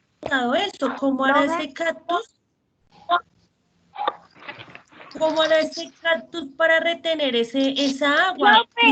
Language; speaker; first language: Spanish; native; Spanish